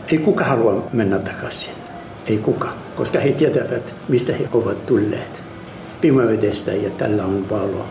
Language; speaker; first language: Finnish; non-native, learner; Arabic